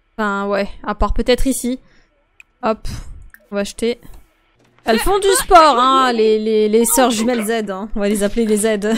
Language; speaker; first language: French; native; French